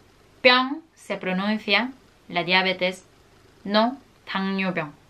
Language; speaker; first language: Spanish; non-native, fluent; Korean